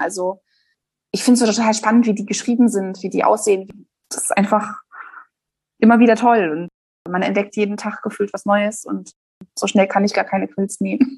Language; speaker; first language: German; native; German